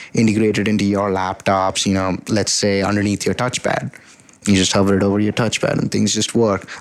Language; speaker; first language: English; non-native, local second language; Hindi